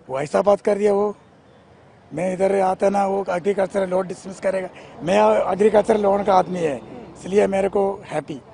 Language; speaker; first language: Hindi; non-native, local second language; Malayalam